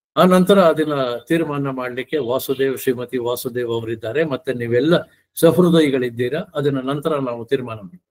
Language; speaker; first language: Kannada; non-native, local second language; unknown